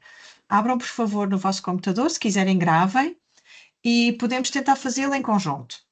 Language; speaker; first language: Portuguese; native; Portuguese